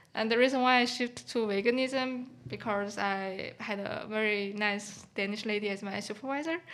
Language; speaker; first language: English; non-native, fluent; Chinese